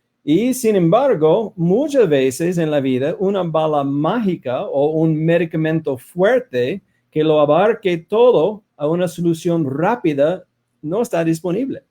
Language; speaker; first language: Spanish; non-native, fluent; English